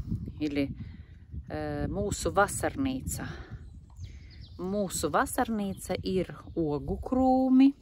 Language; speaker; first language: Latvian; non-native, local second language; Russian